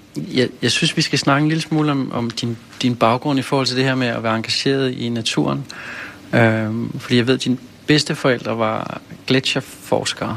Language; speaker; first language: Danish; native; Danish